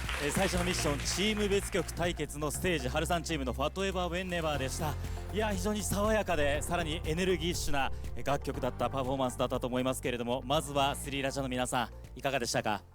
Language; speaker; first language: Japanese; native; Japanese